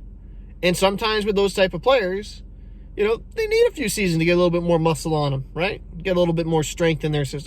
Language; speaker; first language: English; native; English